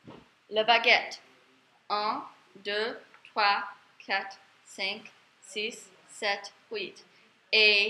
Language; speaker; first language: French; non-native, learner; English